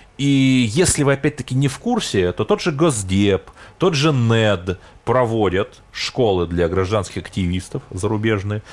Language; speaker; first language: Russian; native; Russian